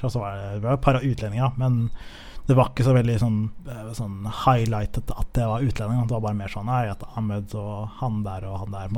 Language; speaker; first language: Norwegian; early bilingual, other home language; Somali